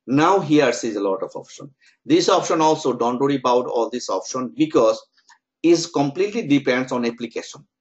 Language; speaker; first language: English; non-native, local second language; Bangla